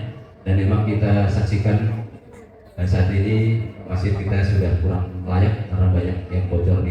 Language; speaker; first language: Indonesian; native; Indonesian